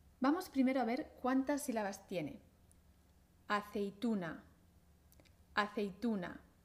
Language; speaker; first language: Spanish; native; Spanish